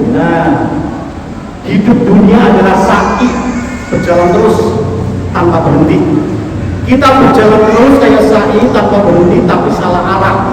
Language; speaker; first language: Indonesian; non-native, local second language; Javanese